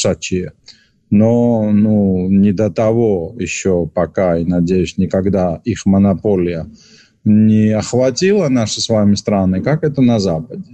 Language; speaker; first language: Russian; non-native, local second language; Georgian